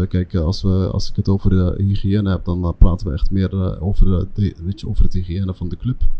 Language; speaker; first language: Dutch; early bilingual, other home language; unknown